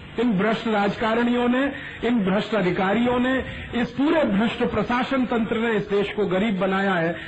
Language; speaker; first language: Hindi; native; Hindi